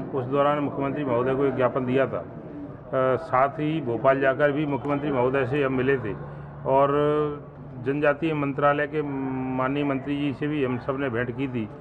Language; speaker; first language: Hindi; native; Hindi